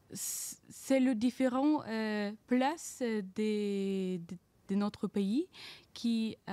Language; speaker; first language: French; non-native, learner; Ukrainian